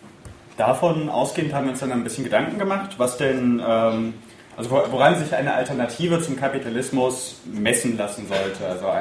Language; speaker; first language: German; native; German